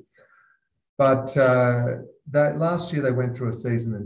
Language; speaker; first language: English; native; English